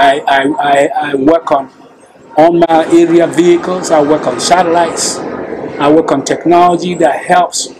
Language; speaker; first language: English; non-native, local second language; Akan